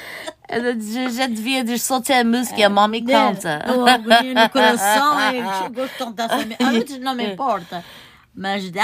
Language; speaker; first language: Portuguese; early bilingual, heritage; Portuguese